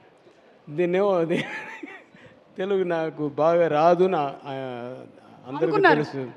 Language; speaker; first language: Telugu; non-native, learner; Tamil